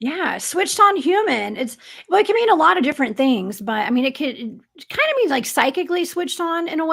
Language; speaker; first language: English; native; English